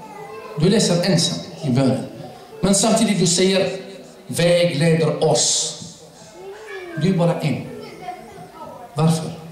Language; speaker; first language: Swedish; non-native, fluent; Arabic